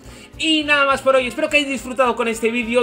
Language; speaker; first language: Spanish; native; Spanish